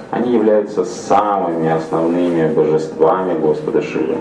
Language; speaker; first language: Russian; native; Russian